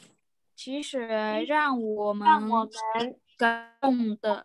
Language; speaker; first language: Chinese; non-native, learner; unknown